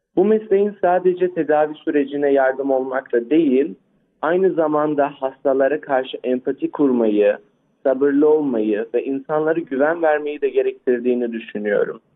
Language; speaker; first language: Turkish; early bilingual, other home language; Arabic